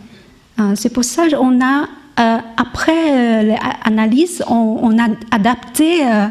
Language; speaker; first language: French; non-native, learner; Chinese